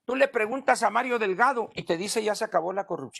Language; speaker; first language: Spanish; native; Spanish